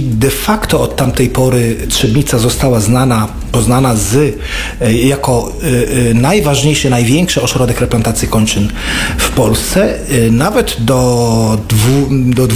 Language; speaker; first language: Polish; non-native, fluent; Arabic